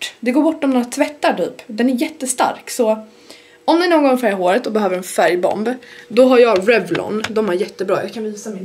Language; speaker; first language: Swedish; native; Swedish